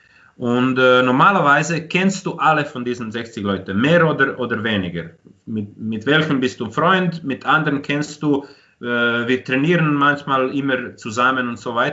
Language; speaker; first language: German; non-native, fluent; Croatian